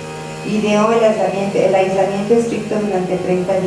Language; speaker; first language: Spanish; native; Spanish